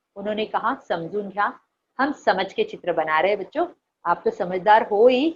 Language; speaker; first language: Hindi; non-native, local second language; Marathi